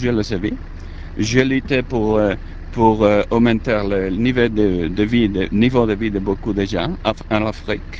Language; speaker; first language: French; non-native, learner; Spanish